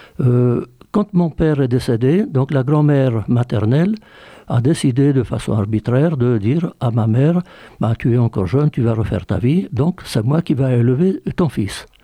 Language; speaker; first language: French; early bilingual, other home language; Polish